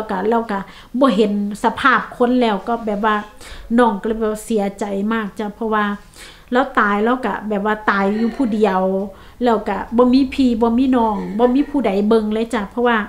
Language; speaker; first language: Thai; non-native, local second language; Lao